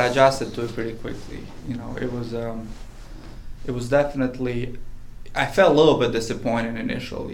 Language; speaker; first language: English; non-native, fluent; Bosnian